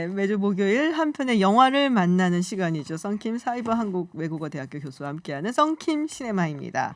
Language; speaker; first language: Korean; native; Korean